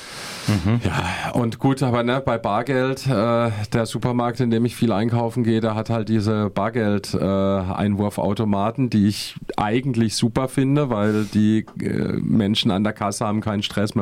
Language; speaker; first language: German; native; German